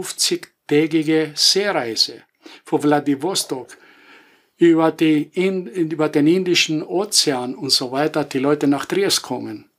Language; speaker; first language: German; non-native, fluent; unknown